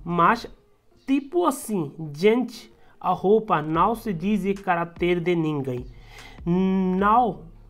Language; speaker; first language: Portuguese; non-native, learner; Hindi